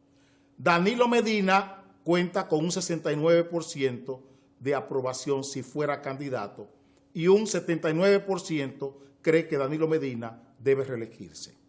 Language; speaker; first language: Spanish; native; Spanish